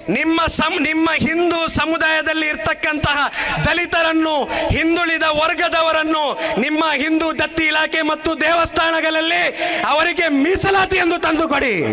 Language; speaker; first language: Kannada; native; Kannada